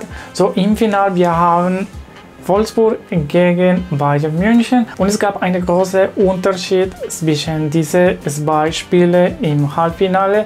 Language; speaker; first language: German; non-native, learner; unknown